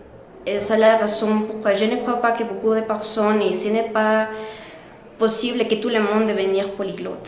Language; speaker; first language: French; non-native, learner; Spanish